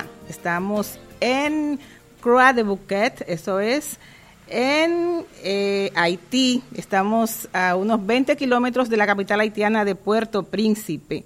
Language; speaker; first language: Spanish; native; Spanish